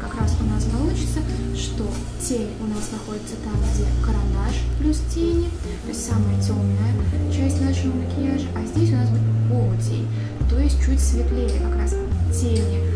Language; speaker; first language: Russian; native; Russian